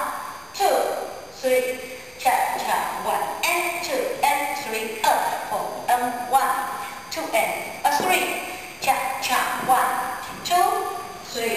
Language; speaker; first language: English; non-native, learner; Chinese